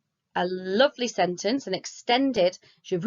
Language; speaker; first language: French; non-native, fluent; English